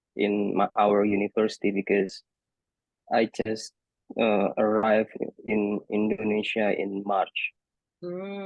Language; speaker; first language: English; non-native, fluent; Indonesian